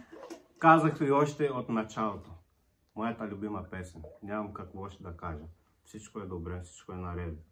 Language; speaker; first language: Bulgarian; non-native, learner; Portuguese